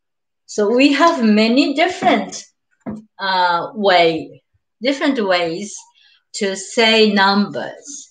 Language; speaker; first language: English; non-native, learner; Japanese